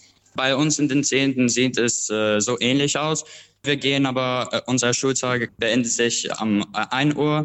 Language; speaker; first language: German; non-native, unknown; Albanian